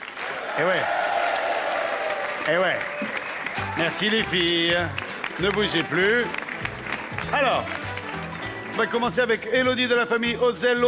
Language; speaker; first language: French; native; French